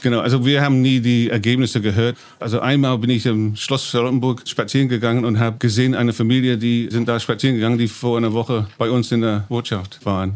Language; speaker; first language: German; non-native, fluent; English